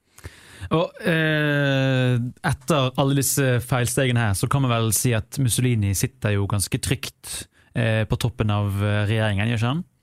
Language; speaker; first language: Norwegian; native; Norwegian